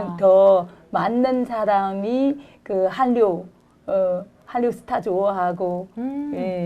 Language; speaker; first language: Korean; non-native, fluent; Chinese